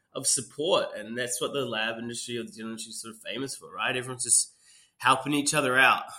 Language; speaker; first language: English; native; English